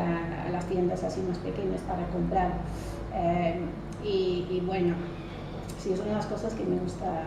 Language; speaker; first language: Spanish; non-native, fluent; English